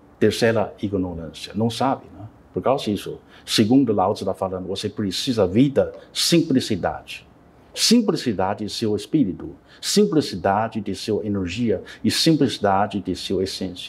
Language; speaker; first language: Portuguese; non-native, learner; Chinese